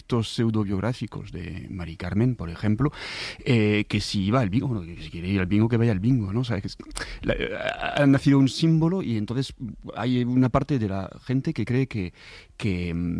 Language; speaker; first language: Spanish; non-native, fluent; German